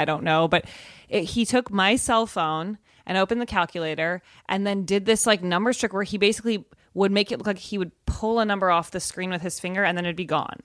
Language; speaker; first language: English; native; English